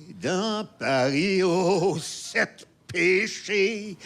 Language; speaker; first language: French; native; French